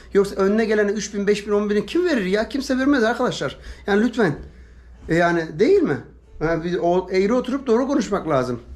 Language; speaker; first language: Turkish; native; Turkish